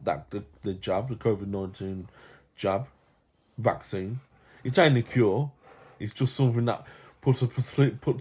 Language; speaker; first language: English; native; English